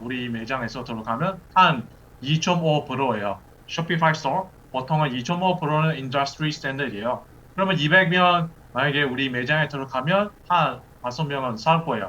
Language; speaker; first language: Korean; early bilingual, heritage; English